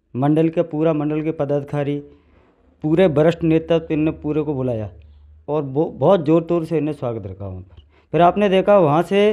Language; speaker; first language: Hindi; native; Hindi